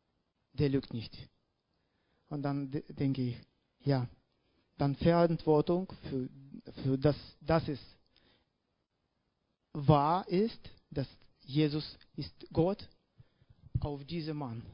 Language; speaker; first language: German; non-native, learner; Russian